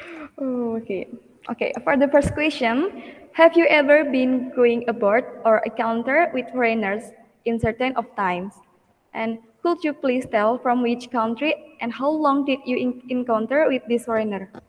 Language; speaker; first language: English; non-native, learner; Indonesian